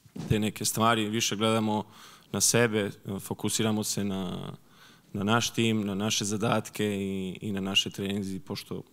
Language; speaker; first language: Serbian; early bilingual, heritage; Serbian